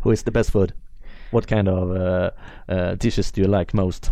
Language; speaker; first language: English; non-native, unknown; Swedish